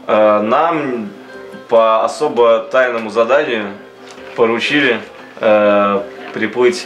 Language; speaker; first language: Russian; native; Russian